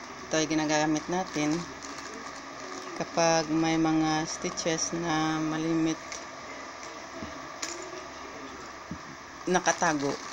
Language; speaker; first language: Filipino; non-native, local second language; Cebuano